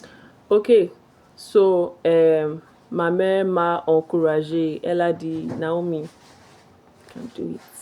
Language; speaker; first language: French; non-native, fluent; Igbo